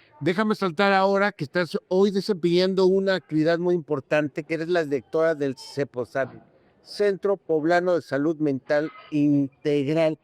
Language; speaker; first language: Spanish; native; Spanish